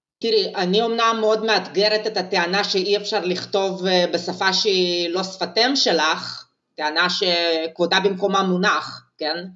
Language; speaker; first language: Hebrew; non-native, fluent; Russian